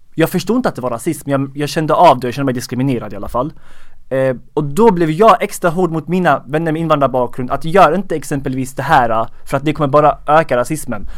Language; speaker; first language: Swedish; early bilingual, other home language; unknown